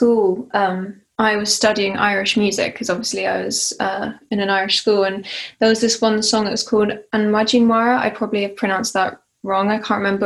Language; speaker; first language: English; native; English